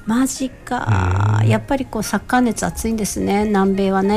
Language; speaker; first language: Japanese; native; Japanese